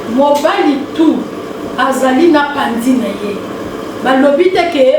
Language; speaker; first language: Lingala; native; Lingala